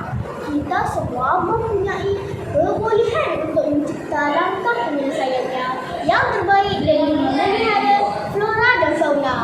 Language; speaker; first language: Malay; native; Malay